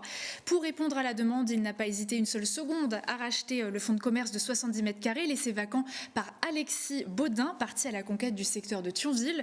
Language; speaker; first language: French; native; French